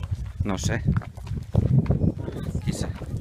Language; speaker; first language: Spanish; non-native, learner; Finnish